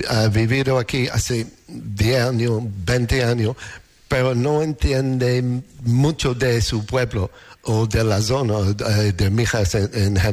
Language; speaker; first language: Spanish; non-native, learner; English